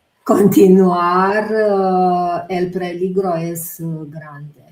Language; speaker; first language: Spanish; non-native, fluent; Romanian